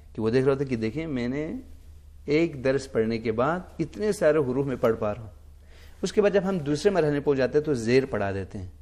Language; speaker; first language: Urdu; non-native, local second language; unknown